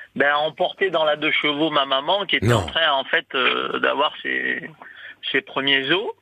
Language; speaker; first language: French; native; French